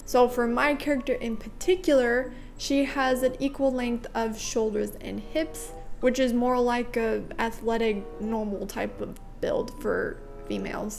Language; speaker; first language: English; native; English